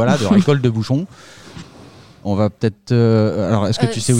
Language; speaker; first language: French; native; French